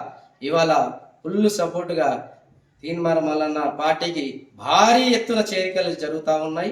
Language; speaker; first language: Telugu; native; Telugu